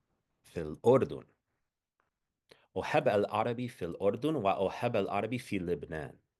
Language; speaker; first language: Arabic; non-native, fluent; English